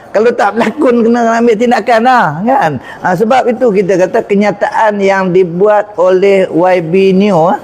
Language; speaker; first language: Malay; native; Malay